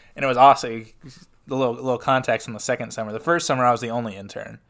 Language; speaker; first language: English; native; English